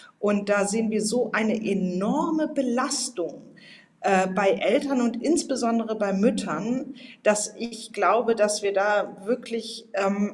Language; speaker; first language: German; native; German